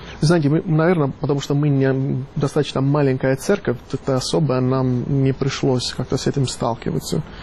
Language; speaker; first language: Russian; non-native, fluent; Italian